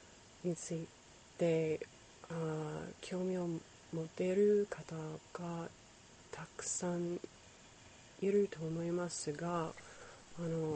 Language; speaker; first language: Japanese; non-native, learner; English